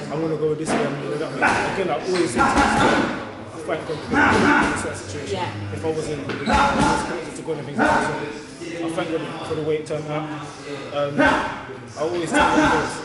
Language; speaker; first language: English; native; English